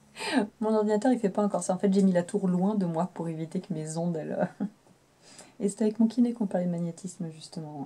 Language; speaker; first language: French; native; French